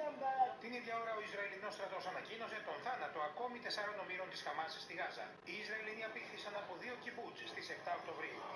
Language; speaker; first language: Greek; native; Greek